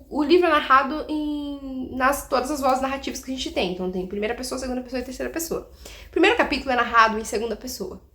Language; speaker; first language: Portuguese; native; Portuguese